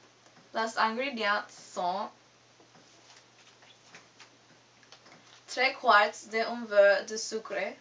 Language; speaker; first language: French; non-native, learner; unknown